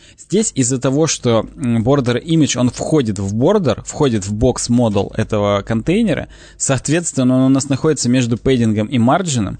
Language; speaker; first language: Russian; native; Russian